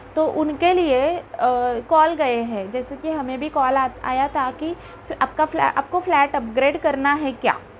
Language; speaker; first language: Hindi; non-native, local second language; Marathi